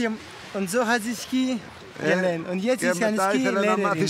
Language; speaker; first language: German; non-native, fluent; Greek